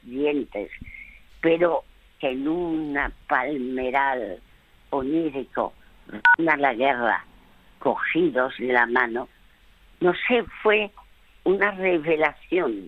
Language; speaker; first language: Spanish; non-native, fluent; French